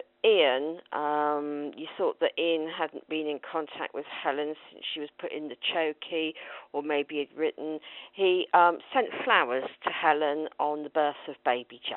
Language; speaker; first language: English; native; English